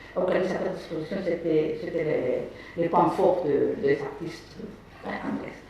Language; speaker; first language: French; non-native, fluent; Spanish